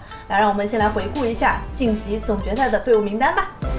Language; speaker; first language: Chinese; native; Chinese